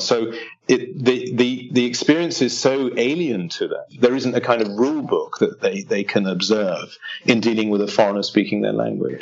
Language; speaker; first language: English; native; English